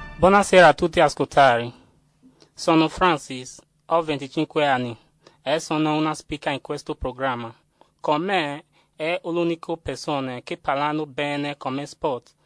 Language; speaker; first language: Italian; non-native, learner; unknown